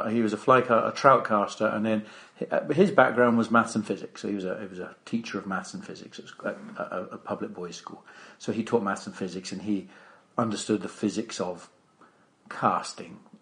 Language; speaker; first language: English; native; English